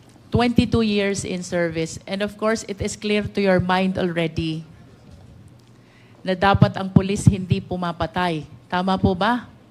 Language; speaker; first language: English; non-native, local second language; Filipino